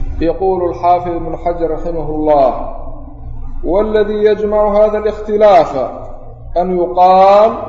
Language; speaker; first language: Arabic; non-native, local second language; Somali